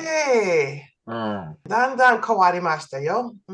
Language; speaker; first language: Japanese; non-native, learner; English